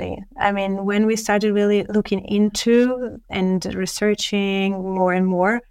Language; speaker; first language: English; non-native, fluent; Italian